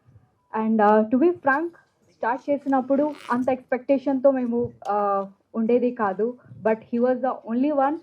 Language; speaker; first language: Telugu; non-native, fluent; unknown